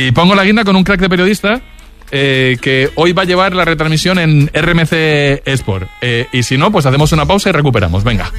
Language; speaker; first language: Spanish; native; Spanish